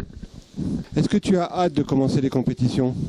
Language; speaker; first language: French; native; French